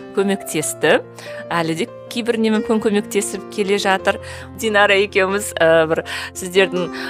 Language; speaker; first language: Kazakh; native; Kazakh